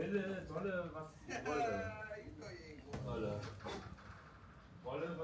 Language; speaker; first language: German; native; German